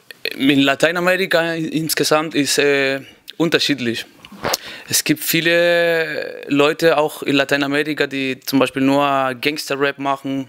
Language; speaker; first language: German; non-native, fluent; Spanish